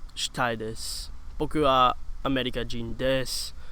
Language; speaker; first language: Japanese; non-native, learner; English